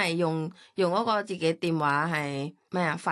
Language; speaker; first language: Cantonese; non-native, learner; Thai